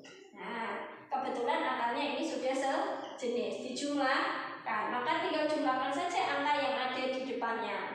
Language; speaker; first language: Indonesian; native; Indonesian